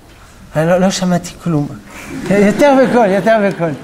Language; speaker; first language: Hebrew; non-native, fluent; French